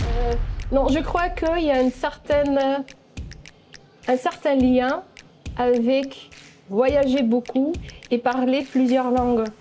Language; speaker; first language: French; non-native, local second language; Dutch